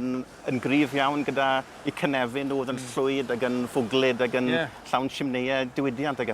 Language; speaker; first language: Welsh; native; Welsh